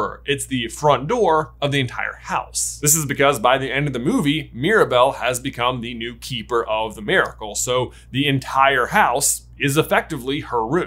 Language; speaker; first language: English; native; English